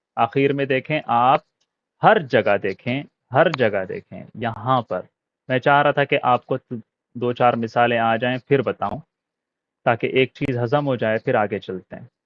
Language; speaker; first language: Urdu; native; Urdu